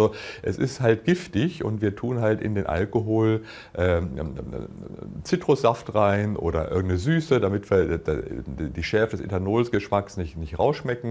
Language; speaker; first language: German; native; German